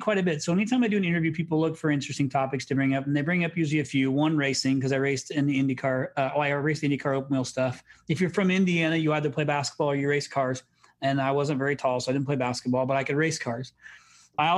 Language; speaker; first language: English; native; English